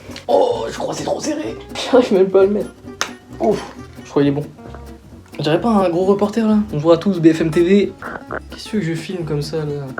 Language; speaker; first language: French; native; French